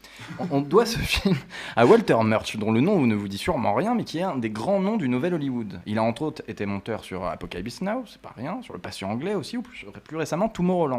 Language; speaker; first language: French; native; French